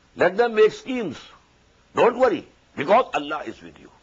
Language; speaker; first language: English; non-native, local second language; Urdu